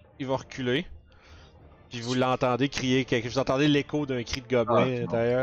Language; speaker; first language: French; native; French